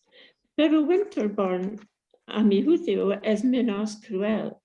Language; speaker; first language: Spanish; non-native, fluent; English